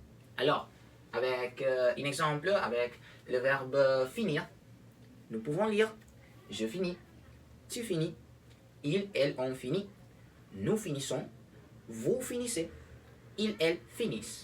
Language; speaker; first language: French; non-native, fluent; Spanish